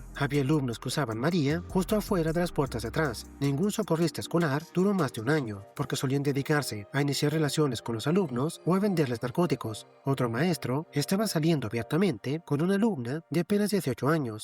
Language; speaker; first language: Spanish; native; Spanish